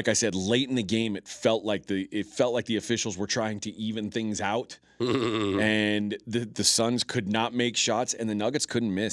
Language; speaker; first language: English; native; English